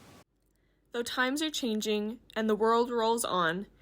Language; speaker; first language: English; native; English